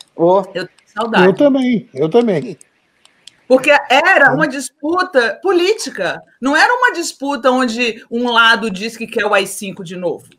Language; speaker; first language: Portuguese; native; Portuguese